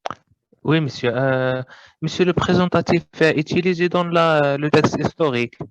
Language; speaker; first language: French; non-native, learner; Arabic